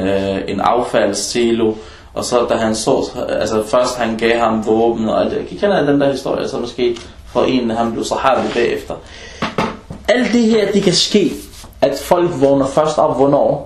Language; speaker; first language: Danish; non-native, fluent; Arabic